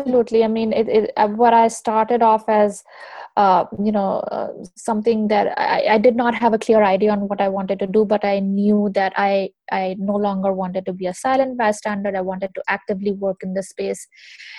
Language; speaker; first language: English; non-native, local second language; Hindi